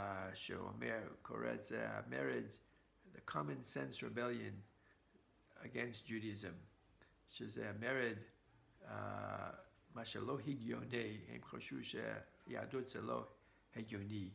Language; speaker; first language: Hebrew; non-native, fluent; English